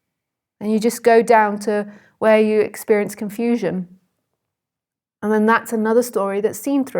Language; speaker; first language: English; native; English